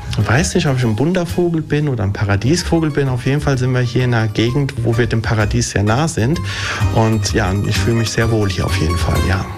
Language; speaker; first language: German; early bilingual, other home language; Italian